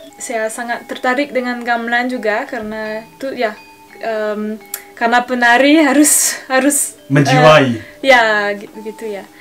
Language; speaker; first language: Indonesian; non-native, learner; French